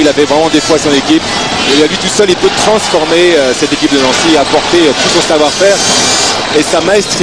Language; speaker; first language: French; native; French